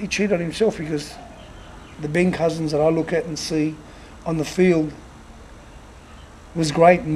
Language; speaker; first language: English; native; English